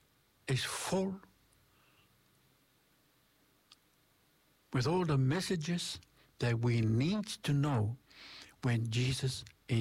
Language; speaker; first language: English; non-native, fluent; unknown